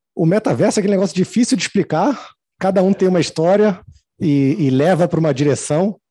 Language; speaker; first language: Portuguese; native; Portuguese